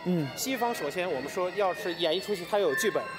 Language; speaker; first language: Chinese; native; Chinese